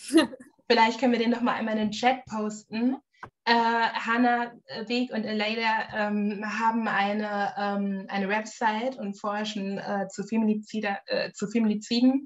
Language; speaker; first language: German; native; German